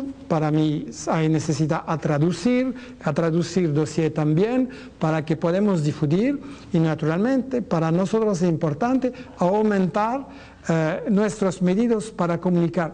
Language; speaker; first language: Spanish; non-native, fluent; French